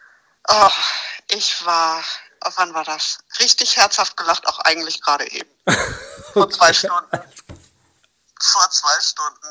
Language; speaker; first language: German; native; German